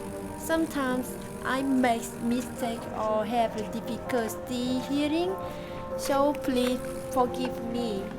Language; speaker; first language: English; non-native, learner; Vietnamese